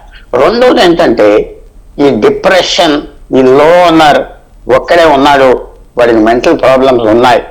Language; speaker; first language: Telugu; native; Telugu